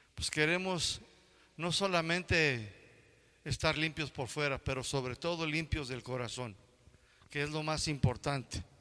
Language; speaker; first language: Spanish; early bilingual, heritage; Spanish